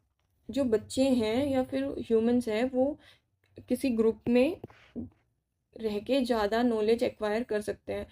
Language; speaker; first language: Hindi; native; Hindi